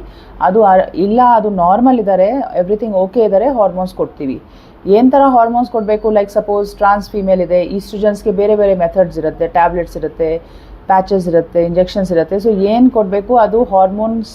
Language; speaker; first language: Kannada; non-native, learner; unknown